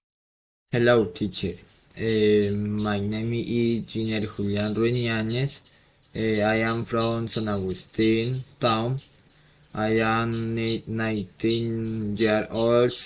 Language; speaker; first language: English; non-native, learner; Spanish